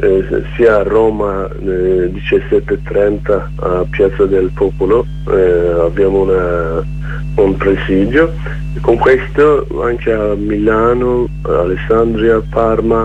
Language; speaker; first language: Italian; non-native, learner; Kurdish